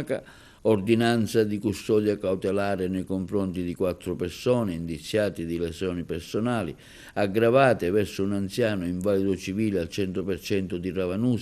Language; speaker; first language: Italian; native; Italian